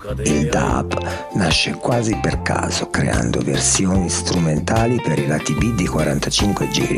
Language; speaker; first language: Italian; native; Italian